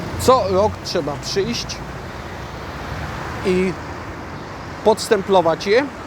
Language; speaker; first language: Polish; native; Polish